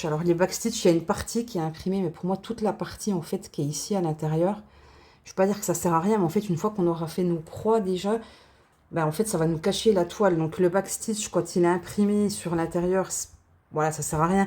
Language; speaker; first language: French; native; French